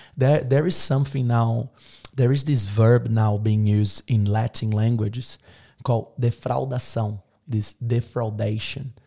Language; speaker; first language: English; non-native, fluent; Portuguese